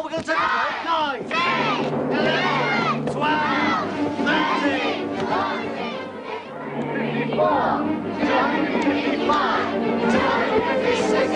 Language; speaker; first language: English; native; English